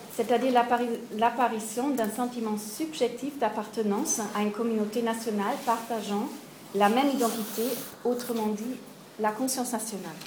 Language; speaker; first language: French; non-native, fluent; German